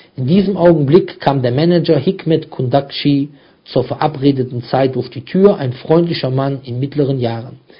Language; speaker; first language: German; native; German